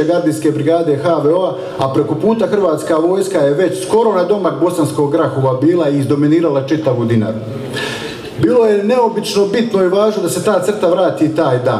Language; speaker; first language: Croatian; native; Croatian